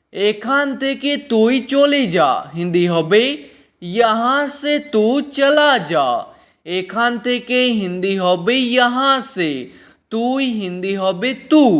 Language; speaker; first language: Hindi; non-native, local second language; Bangla